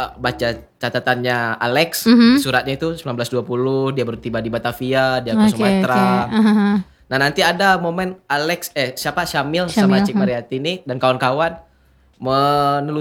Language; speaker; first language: Indonesian; native; Indonesian